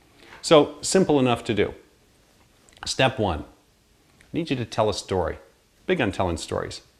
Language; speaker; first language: English; native; English